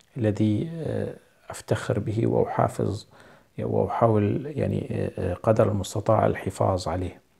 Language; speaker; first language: Arabic; non-native, local second language; Kurdish